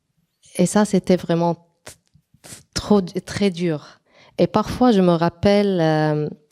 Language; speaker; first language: French; non-native, local second language; Arabic